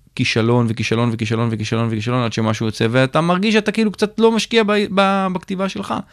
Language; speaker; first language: Hebrew; native; Hebrew